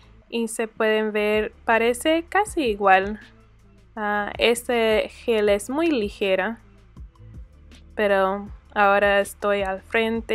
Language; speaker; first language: Spanish; early bilingual, heritage; Spanish